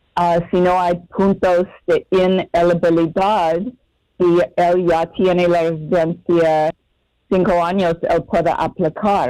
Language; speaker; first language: Spanish; non-native, fluent; English